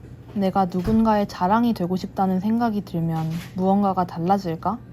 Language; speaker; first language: Korean; native; Korean